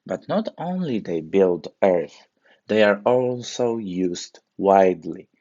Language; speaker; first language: English; non-native, fluent; Polish